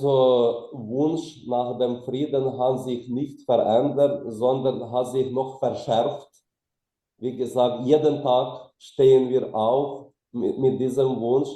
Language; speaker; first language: German; non-native, fluent; Ukrainian